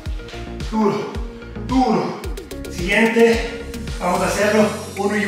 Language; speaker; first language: Spanish; native; Spanish